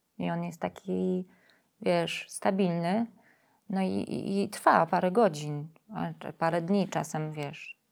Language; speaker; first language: Polish; native; Polish